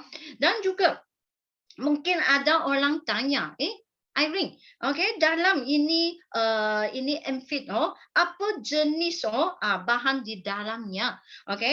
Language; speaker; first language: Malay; non-native, local second language; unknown